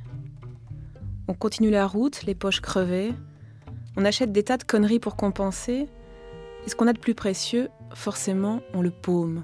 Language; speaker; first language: French; native; French